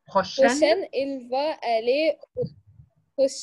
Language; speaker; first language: French; non-native, learner; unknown